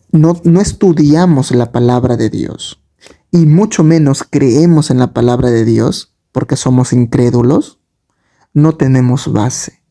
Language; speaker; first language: Spanish; native; Spanish